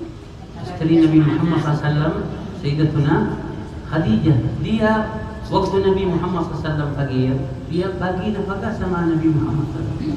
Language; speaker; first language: Indonesian; non-native, learner; Arabic